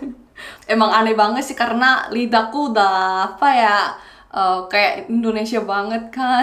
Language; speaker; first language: Indonesian; non-native, fluent; Korean